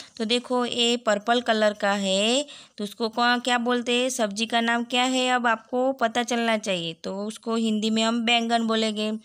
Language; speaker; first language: Hindi; non-native, local second language; Gujarati